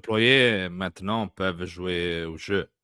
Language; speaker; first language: French; non-native, learner; Italian